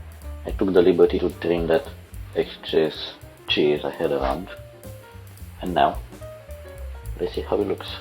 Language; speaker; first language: English; non-native, fluent; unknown